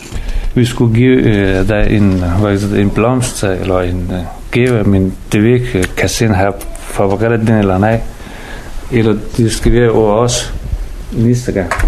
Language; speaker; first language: Danish; non-native, learner; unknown